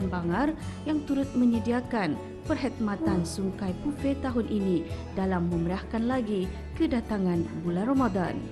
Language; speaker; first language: Malay; native; Malay